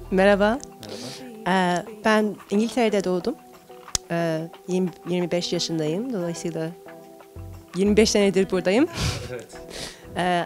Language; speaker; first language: Turkish; early bilingual, heritage; Turkish